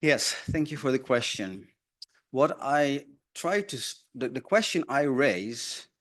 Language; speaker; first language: English; non-native, fluent; Dutch